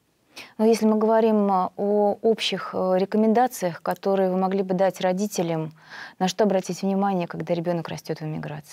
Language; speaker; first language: Russian; native; Russian